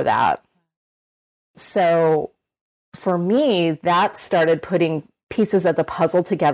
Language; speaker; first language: English; native; English